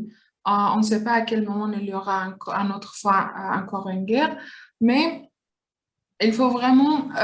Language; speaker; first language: French; non-native, learner; Kurdish